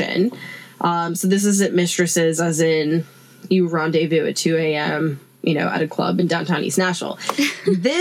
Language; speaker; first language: English; native; English